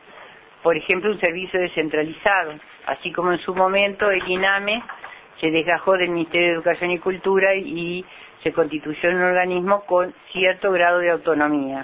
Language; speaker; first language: Spanish; native; Spanish